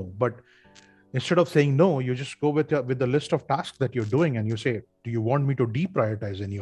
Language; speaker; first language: English; non-native, local second language; Hindi